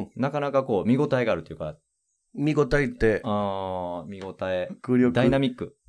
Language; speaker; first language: Japanese; native; Japanese